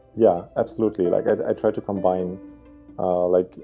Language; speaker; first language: English; non-native, fluent; German